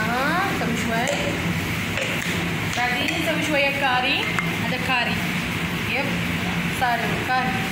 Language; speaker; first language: Arabic; non-native, learner; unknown